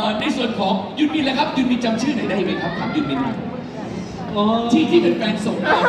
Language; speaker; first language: Thai; native; Thai